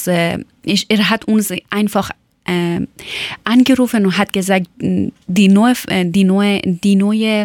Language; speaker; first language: German; non-native, learner; Persian